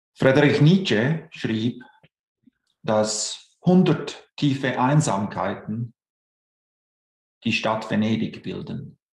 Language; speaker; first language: German; native; German